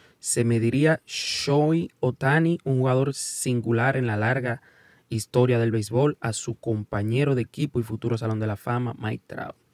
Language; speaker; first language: Spanish; early bilingual, heritage; Spanish